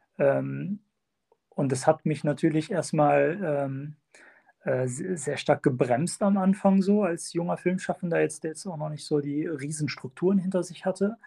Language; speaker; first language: German; early bilingual, other home language; Turkish